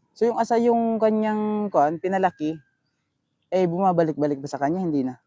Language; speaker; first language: Filipino; native; Filipino